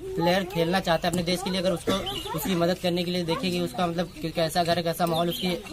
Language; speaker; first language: Hindi; native; Hindi